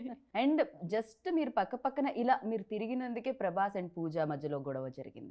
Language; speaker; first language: Telugu; native; Telugu